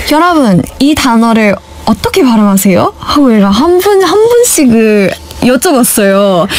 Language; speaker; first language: Korean; early bilingual, heritage; Korean